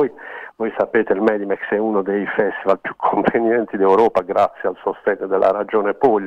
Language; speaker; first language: Italian; native; Italian